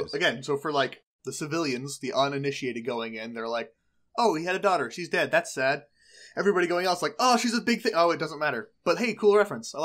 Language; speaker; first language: English; native; English